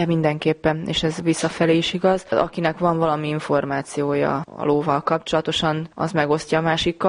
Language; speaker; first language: Hungarian; native; Hungarian